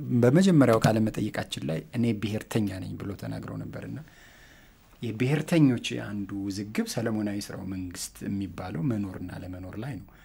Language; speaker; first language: Amharic; native; Amharic